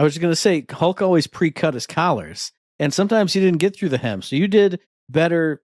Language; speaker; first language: English; native; English